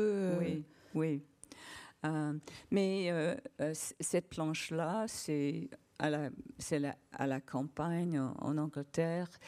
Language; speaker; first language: French; non-native, learner; English